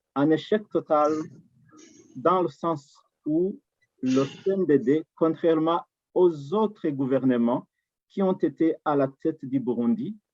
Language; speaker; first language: French; non-native, local second language; Rundi